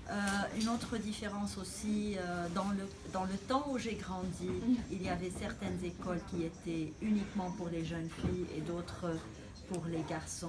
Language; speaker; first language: French; non-native, local second language; Arabic